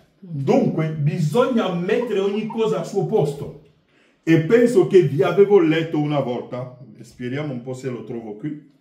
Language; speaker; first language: Italian; non-native, fluent; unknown